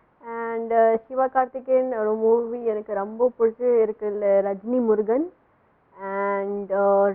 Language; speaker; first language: Tamil; non-native, local second language; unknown